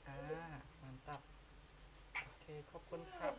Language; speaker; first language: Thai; non-native, fluent; Indonesian